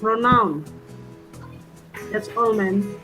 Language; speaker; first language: English; non-native, learner; Indonesian